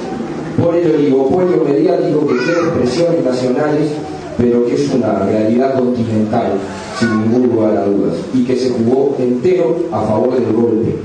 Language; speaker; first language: Spanish; native; Spanish